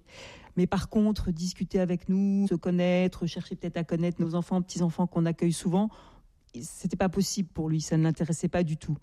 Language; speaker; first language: French; native; French